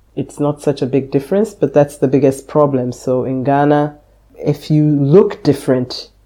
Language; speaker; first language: English; native; English